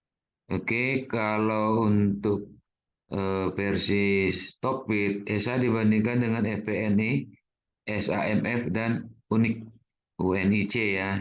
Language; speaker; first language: Indonesian; native; Indonesian